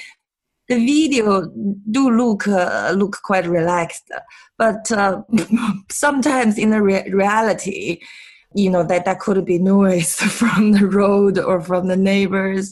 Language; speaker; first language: English; non-native, fluent; Chinese